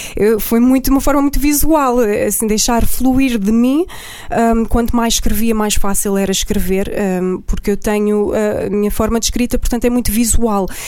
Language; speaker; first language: Portuguese; early bilingual, heritage; Portuguese